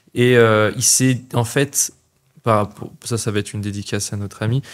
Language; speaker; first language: French; native; French